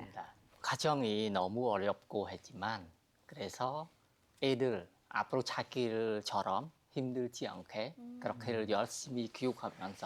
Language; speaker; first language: Korean; non-native, learner; Khmer